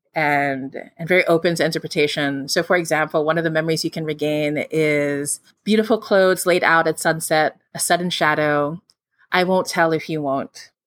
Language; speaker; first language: English; non-native, local second language; Filipino